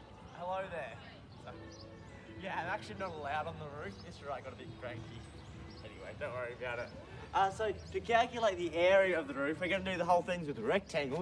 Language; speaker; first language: English; native; English